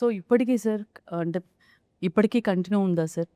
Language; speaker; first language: Telugu; native; Telugu